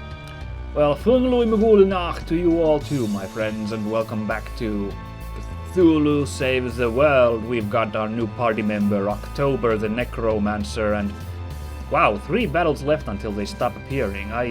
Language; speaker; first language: English; native; English